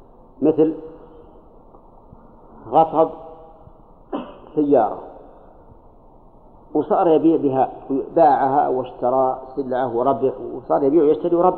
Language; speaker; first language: Arabic; native; Arabic